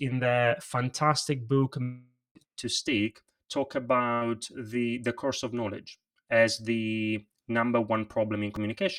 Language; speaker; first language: English; non-native, fluent; Italian